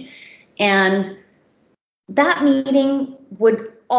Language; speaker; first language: English; native; English